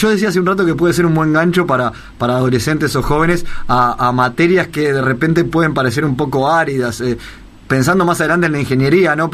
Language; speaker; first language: Spanish; native; Spanish